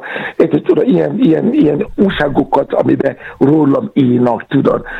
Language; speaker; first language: Hungarian; non-native, learner; Yoruba